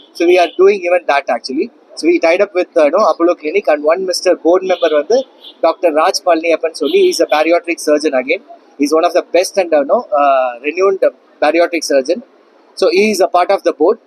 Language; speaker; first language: English; non-native, local second language; Tamil